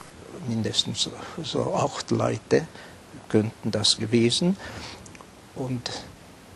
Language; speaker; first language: German; non-native, fluent; Hungarian